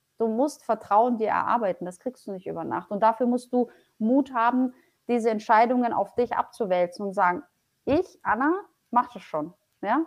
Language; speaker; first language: German; early bilingual, other home language; Polish